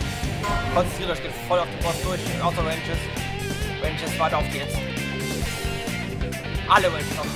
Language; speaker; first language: German; native; German